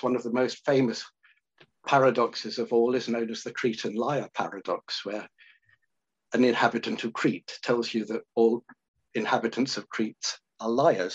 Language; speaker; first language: English; native; English